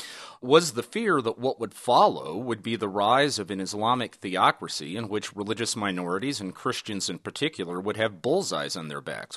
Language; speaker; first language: English; native; English